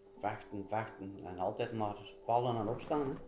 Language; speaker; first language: Dutch; early bilingual, other home language; Turkish